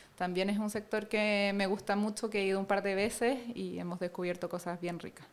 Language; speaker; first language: Spanish; native; Spanish